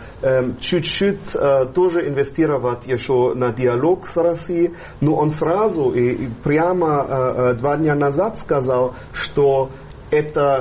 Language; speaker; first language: Russian; non-native, fluent; German